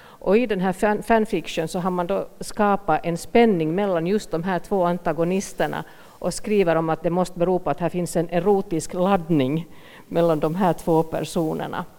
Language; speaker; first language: Swedish; native; Swedish